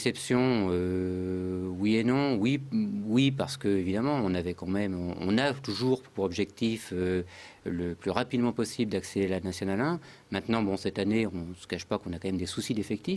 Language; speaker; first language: French; native; French